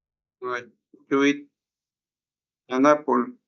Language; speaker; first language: English; non-native, learner; Spanish